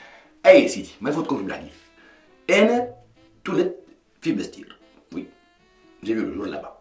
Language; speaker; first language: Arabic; native; Arabic